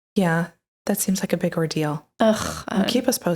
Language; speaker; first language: English; native; English